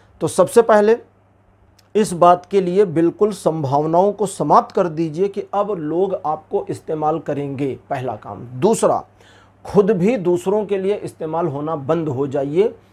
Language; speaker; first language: Hindi; native; Hindi